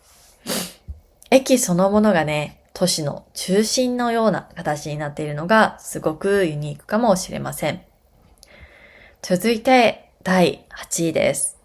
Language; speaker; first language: Japanese; native; Japanese